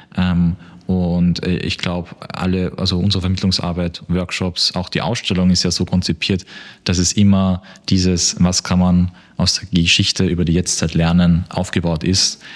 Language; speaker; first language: German; native; German